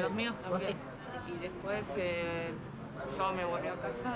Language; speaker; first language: Spanish; early bilingual, other home language; Chinese